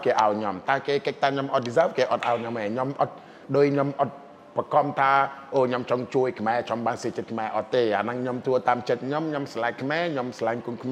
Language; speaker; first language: Khmer; non-native, fluent; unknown